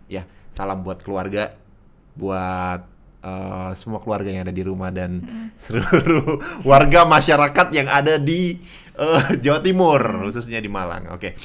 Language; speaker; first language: Indonesian; native; Indonesian